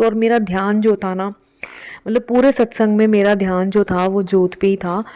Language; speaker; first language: Hindi; native; Hindi